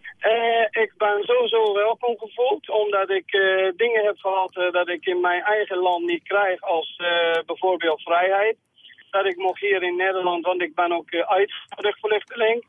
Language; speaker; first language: Dutch; non-native, fluent; Persian